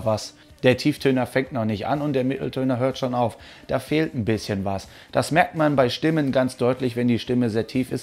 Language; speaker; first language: German; native; German